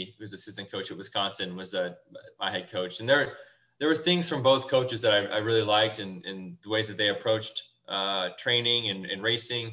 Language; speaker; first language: English; native; English